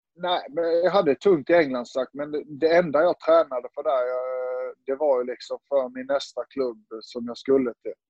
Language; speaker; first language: Swedish; early bilingual, other home language; Serbian